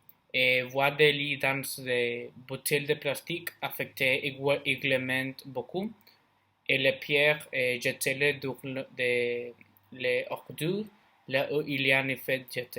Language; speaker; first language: French; non-native, learner; Spanish